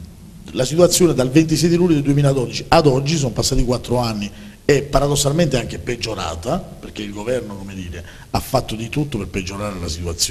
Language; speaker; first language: Italian; native; Italian